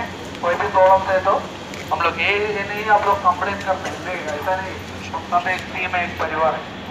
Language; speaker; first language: Hindi; non-native, local second language; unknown